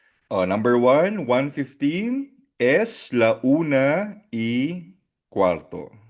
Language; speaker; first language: Spanish; non-native, fluent; Filipino